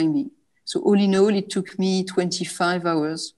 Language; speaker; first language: English; non-native, fluent; French